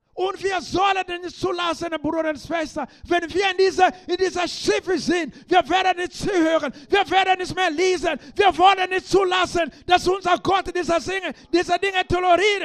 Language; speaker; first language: German; non-native, learner; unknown